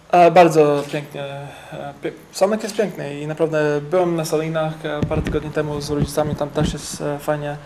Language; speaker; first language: Polish; early bilingual, heritage; English